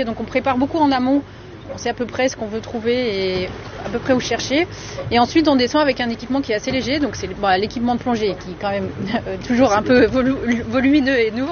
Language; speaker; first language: French; native; French